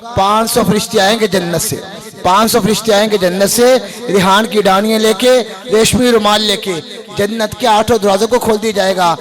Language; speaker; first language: Urdu; non-native, local second language; Punjabi